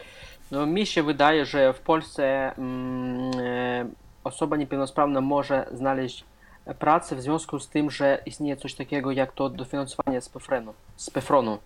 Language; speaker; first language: Polish; non-native, fluent; Russian